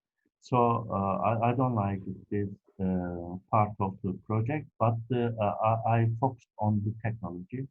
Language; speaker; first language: English; non-native, fluent; Turkish